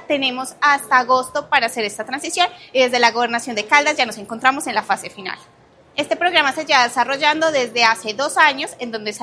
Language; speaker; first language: Spanish; native; Spanish